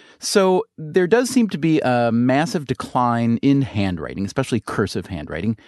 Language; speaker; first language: English; native; English